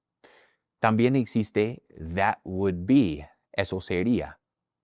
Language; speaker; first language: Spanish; non-native, fluent; English